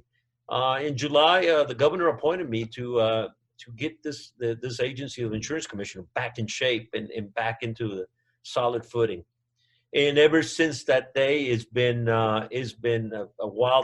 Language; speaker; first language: English; non-native, fluent; Spanish